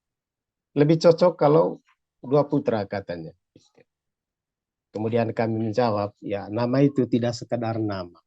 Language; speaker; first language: Indonesian; native; Indonesian